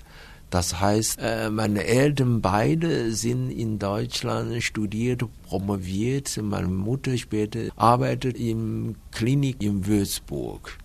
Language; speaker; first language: German; non-native, fluent; Chinese